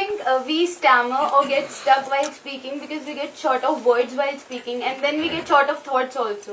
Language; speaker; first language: English; non-native, local second language; Hindi